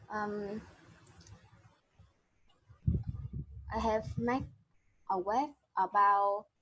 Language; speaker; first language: English; non-native, learner; Vietnamese